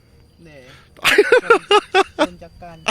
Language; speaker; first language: Korean; non-native, learner; Lao